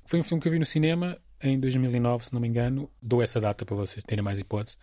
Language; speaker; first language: Portuguese; native; Portuguese